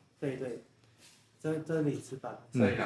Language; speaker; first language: Chinese; early bilingual, heritage; Chinese